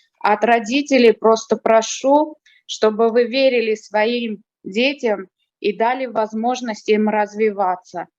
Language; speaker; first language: Russian; non-native, fluent; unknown